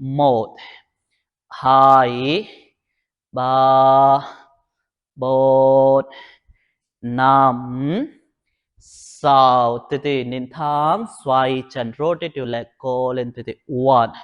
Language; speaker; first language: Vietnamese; non-native, learner; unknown